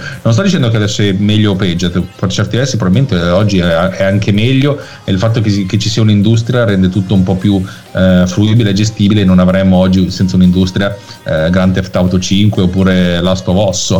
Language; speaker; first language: Italian; native; Italian